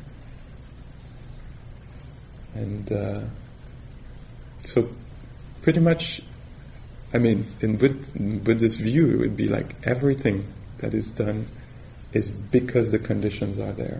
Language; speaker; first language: English; non-native, fluent; French